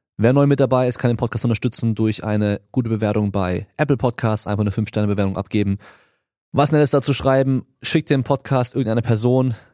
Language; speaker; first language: German; native; German